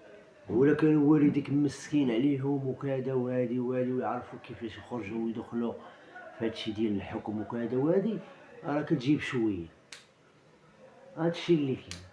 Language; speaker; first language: Arabic; native; Arabic